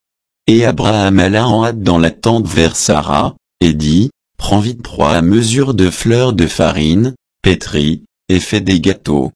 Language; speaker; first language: French; native; French